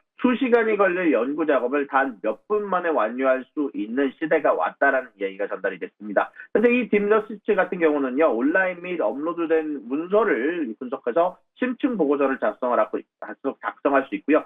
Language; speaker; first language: Korean; native; Korean